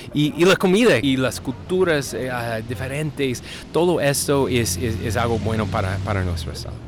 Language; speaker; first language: Spanish; non-native, fluent; English